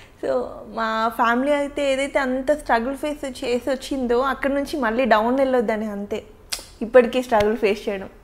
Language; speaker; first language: Telugu; native; Telugu